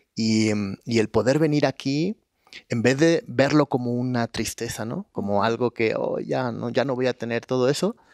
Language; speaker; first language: Spanish; native; Spanish